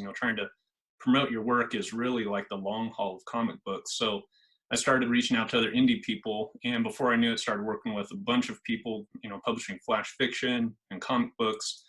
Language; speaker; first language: English; native; English